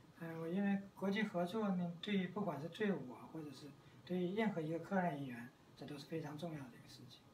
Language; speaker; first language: Chinese; native; Chinese